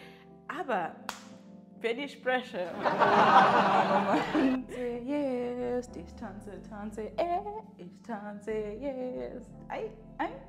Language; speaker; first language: German; non-native, learner; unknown